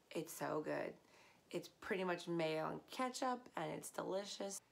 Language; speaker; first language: English; native; English